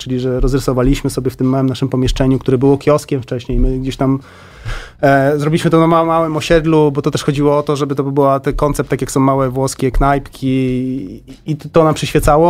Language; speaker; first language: Polish; native; Polish